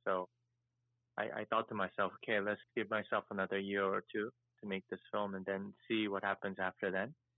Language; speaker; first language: English; early bilingual, other home language; Korean